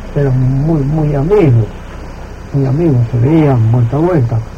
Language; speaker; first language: Spanish; non-native, fluent; Italian